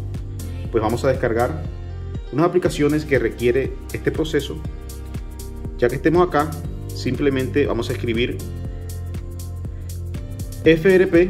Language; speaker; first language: Spanish; native; Spanish